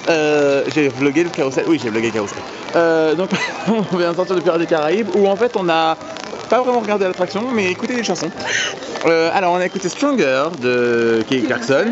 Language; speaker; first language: French; native; French